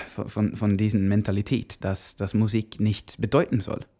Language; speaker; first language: German; non-native, learner; Norwegian